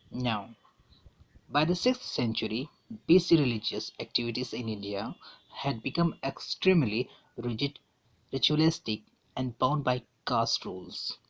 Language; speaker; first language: English; non-native, local second language; Hindi